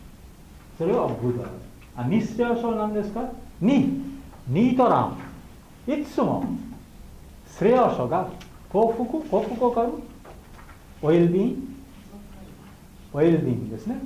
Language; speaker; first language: Japanese; non-native, learner; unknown